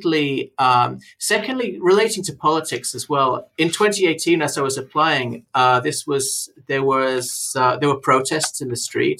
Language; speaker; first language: English; native; English